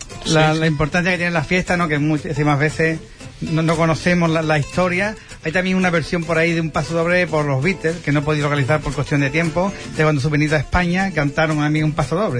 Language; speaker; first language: Spanish; native; Spanish